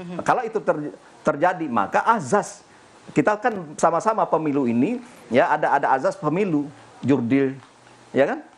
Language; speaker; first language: Indonesian; native; Indonesian